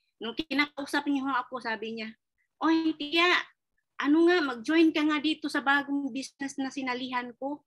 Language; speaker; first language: Filipino; non-native, local second language; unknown